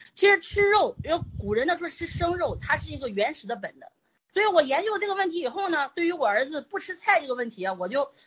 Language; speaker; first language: Chinese; native; Chinese